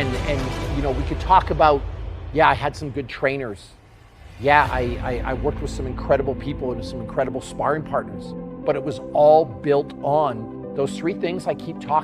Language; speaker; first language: English; native; English